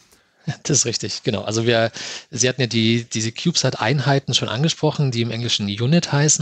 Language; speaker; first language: German; native; German